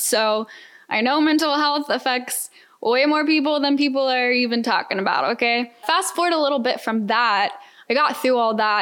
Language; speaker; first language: English; native; English